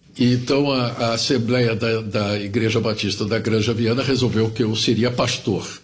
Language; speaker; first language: Portuguese; early bilingual, other home language; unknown